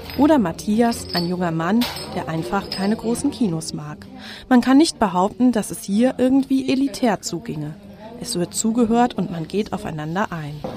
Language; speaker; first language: German; native; German